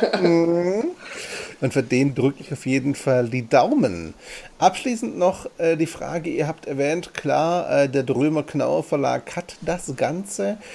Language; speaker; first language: German; native; German